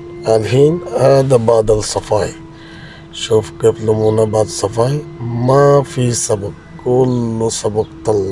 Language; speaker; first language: Arabic; non-native, learner; Bangla